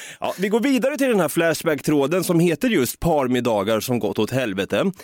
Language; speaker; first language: Swedish; native; Swedish